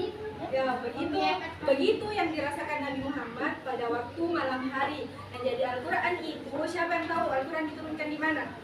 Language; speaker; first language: Indonesian; native; Indonesian